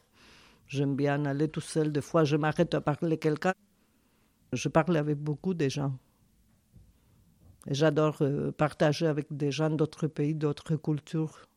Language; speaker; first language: French; non-native, fluent; Spanish